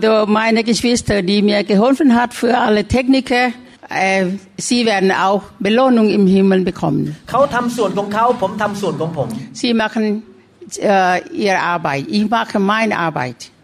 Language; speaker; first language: German; non-native, learner; Thai